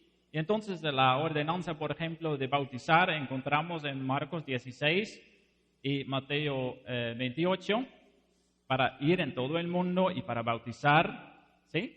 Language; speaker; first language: Spanish; non-native, fluent; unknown